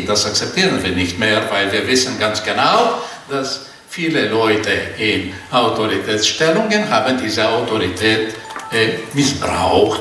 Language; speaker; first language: German; non-native, fluent; Portuguese